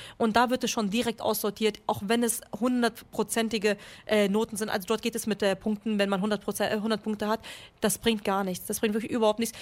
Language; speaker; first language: German; early bilingual, other home language; Kurdish